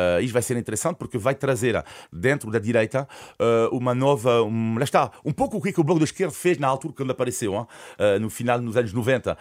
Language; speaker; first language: Portuguese; non-native, fluent; French